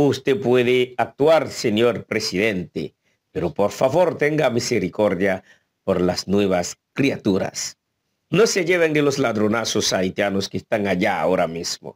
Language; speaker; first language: Spanish; non-native, fluent; Haitian Creole